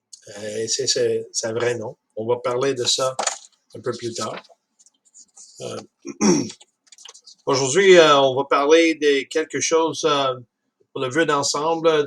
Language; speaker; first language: French; non-native, fluent; English